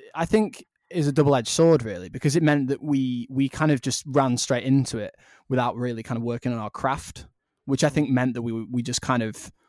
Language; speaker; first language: English; native; English